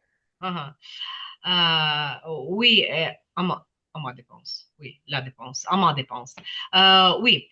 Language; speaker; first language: French; non-native, fluent; Ukrainian